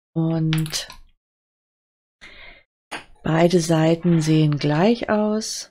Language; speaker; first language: German; native; German